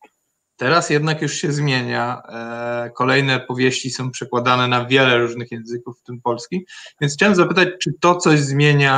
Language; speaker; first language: Polish; native; Polish